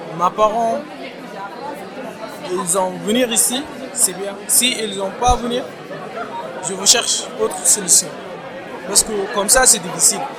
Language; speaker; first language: French; non-native, learner; Arabic